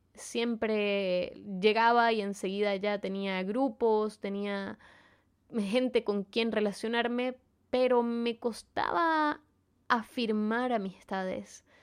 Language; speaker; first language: Spanish; native; Spanish